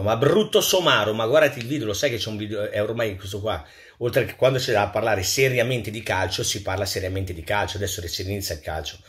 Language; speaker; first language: Italian; native; Italian